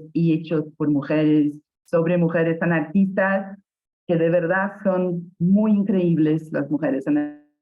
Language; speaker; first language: Spanish; non-native, fluent; Portuguese